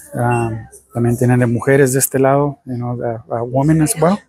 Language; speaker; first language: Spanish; early bilingual, heritage; Spanish